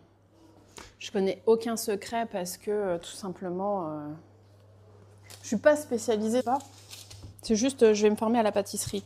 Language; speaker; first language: French; native; French